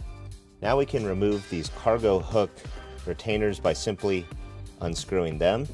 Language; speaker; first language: English; native; English